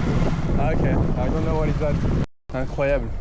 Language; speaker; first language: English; non-native, learner; French